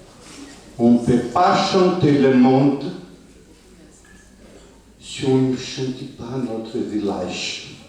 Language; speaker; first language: French; non-native, fluent; Portuguese